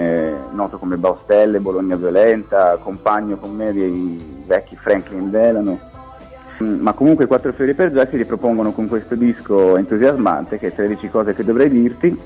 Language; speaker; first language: Italian; native; Italian